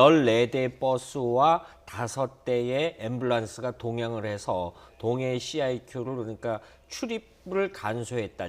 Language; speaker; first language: Korean; native; Korean